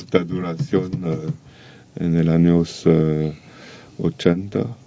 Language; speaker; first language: Spanish; non-native, learner; French